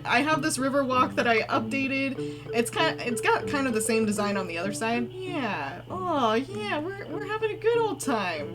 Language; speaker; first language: English; native; English